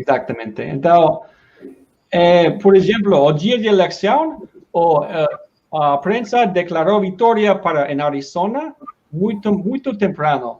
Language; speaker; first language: Portuguese; non-native, learner; Spanish